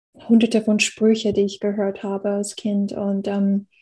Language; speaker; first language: German; non-native, fluent; English